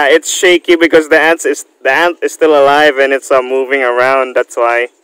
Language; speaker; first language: English; non-native, local second language; Filipino